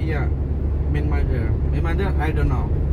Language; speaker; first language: English; non-native, learner; Indonesian